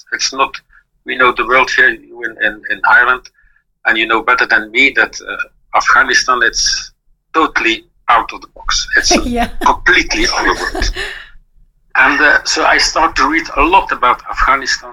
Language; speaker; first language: English; non-native, fluent; Dutch